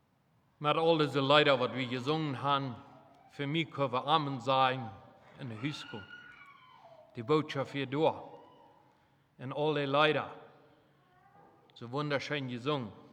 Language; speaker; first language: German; non-native, local second language; Plautdietsch